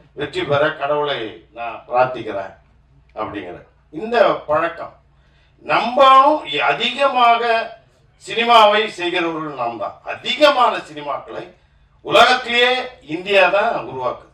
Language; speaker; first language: Tamil; native; Tamil